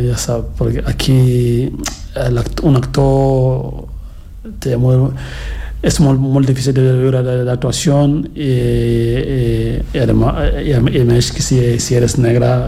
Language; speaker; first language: Catalan; non-native, learner; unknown